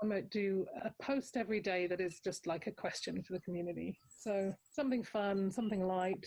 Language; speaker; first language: English; native; English